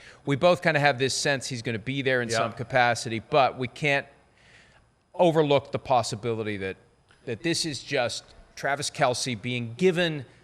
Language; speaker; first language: English; native; English